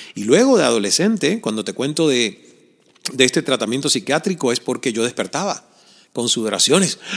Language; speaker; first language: Spanish; native; Spanish